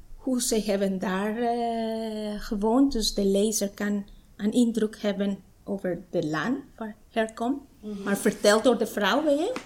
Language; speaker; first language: Dutch; non-native, fluent; Spanish